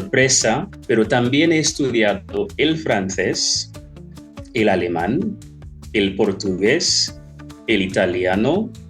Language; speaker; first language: Spanish; non-native, fluent; English